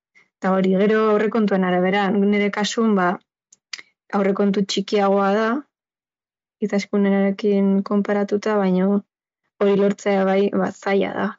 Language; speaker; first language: Basque; native; Basque